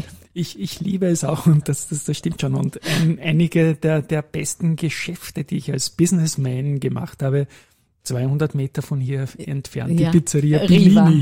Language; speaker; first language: German; native; German